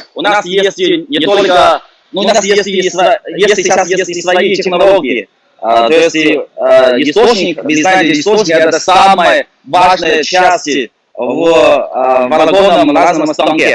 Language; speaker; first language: Russian; non-native, fluent; Chinese